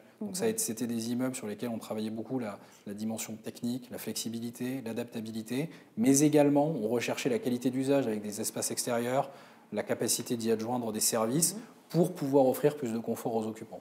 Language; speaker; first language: French; native; French